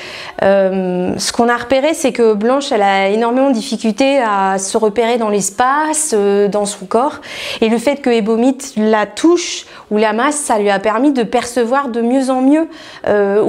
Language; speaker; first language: French; native; French